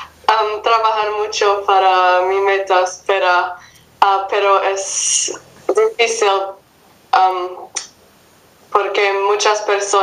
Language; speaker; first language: Spanish; non-native, learner; English